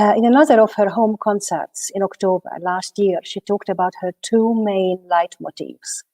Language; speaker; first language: English; non-native, fluent; Hungarian